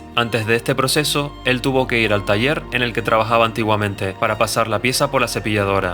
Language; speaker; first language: Spanish; native; Spanish